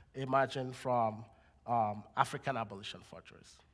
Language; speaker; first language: English; non-native, local second language; Igbo